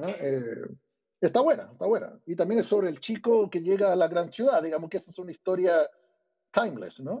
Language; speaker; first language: Spanish; early bilingual, other home language; English